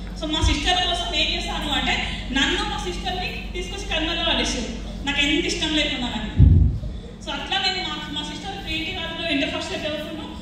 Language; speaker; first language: Telugu; early bilingual, other home language; Hindi